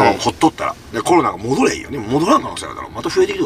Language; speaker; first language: Japanese; native; Japanese